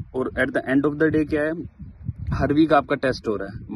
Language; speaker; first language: Hindi; native; Hindi